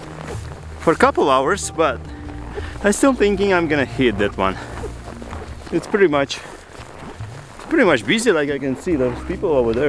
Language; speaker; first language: English; non-native, learner; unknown